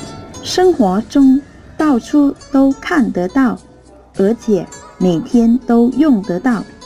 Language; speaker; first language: Chinese; non-native, fluent; Vietnamese